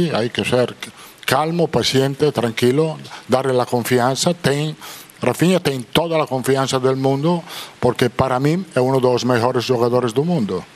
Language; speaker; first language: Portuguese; non-native, fluent; Italian